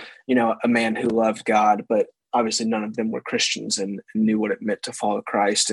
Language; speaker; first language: English; native; English